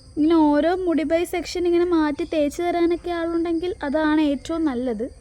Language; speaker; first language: Malayalam; native; Malayalam